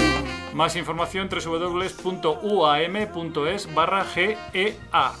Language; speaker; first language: Spanish; native; Spanish